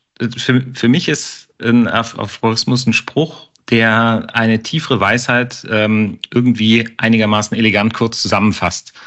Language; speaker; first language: German; native; German